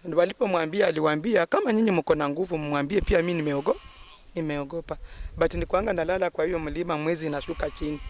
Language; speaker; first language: Swahili; non-native, local second language; Luyia